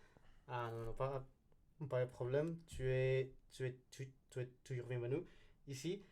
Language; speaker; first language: French; non-native, learner; Spanish